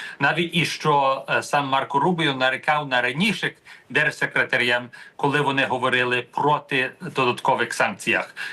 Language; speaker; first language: Ukrainian; early bilingual, heritage; Ukrainian